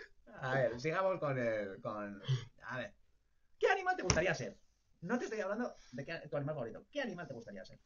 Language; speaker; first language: Spanish; native; Spanish